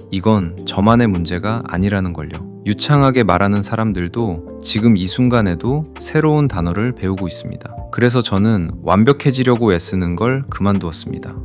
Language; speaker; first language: Korean; non-native, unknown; Arabic